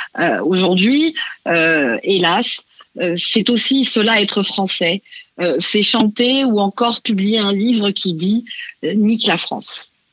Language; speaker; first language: French; non-native, local second language; Arabic